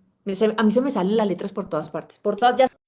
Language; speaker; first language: Spanish; native; Spanish